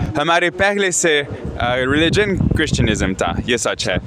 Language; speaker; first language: Hindi; non-native, learner; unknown